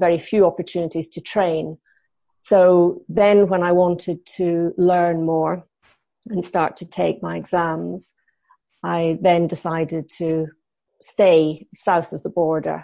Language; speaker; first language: English; native; English